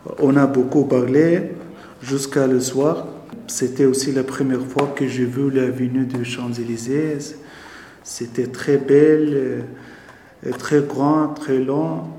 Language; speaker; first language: French; non-native, learner; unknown